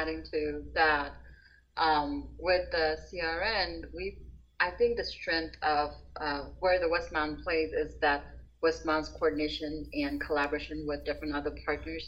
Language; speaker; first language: English; non-native, local second language; Nepali